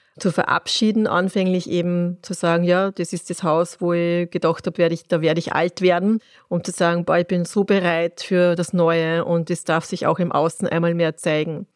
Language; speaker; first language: German; native; German